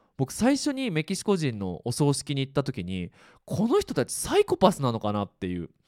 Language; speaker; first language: Japanese; native; Japanese